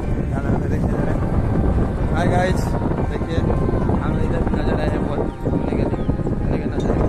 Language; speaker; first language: Hindi; non-native, local second language; Odia